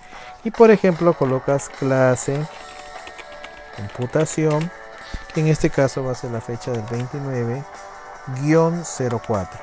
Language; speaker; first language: Spanish; native; Spanish